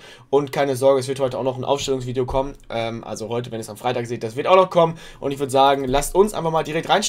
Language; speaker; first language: German; native; German